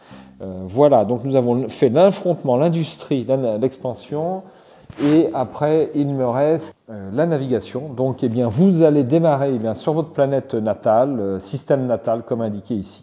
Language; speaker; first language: French; native; French